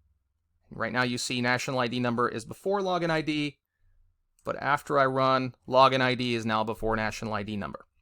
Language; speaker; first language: English; native; English